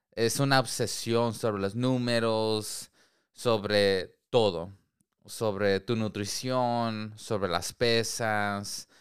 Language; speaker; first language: Spanish; early bilingual, heritage; Spanish